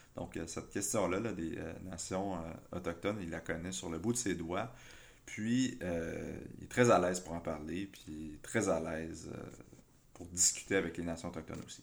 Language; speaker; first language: French; native; French